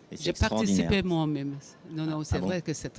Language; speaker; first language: French; non-native, fluent; Persian